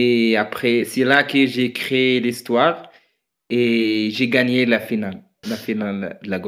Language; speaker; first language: French; non-native, learner; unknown